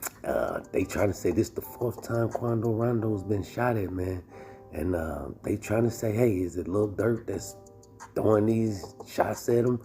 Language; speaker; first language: English; native; English